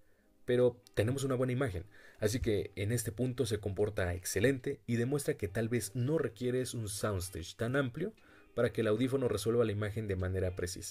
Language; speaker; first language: Spanish; native; Spanish